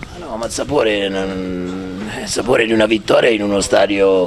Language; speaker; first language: Italian; native; Italian